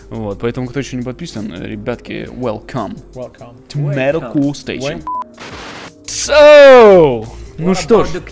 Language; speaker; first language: Russian; native; Russian